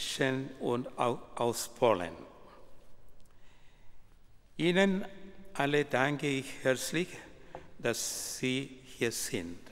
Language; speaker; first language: German; non-native, fluent; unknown